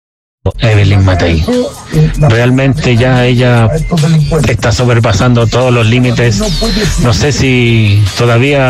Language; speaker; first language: Spanish; native; Spanish